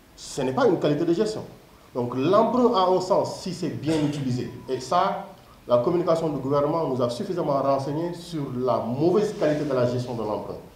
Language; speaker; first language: French; non-native, local second language; Wolof